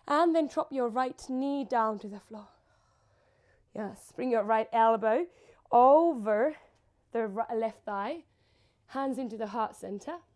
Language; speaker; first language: English; non-native, fluent; Finnish